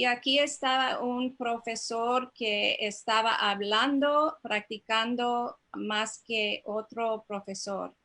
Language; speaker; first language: Spanish; non-native, fluent; English